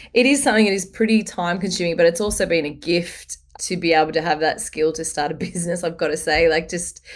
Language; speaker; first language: English; native; English